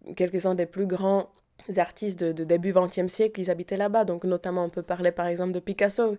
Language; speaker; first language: French; non-native, fluent; Czech